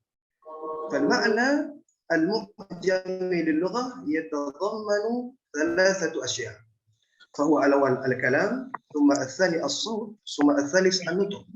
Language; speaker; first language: Arabic; non-native, fluent; Indonesian